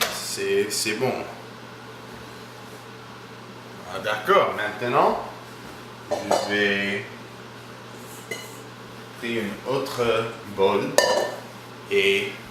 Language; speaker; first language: French; non-native, learner; English